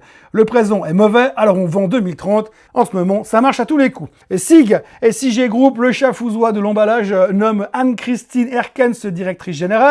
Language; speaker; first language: French; native; French